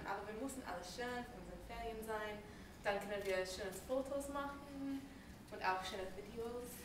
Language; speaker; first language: German; non-native, learner; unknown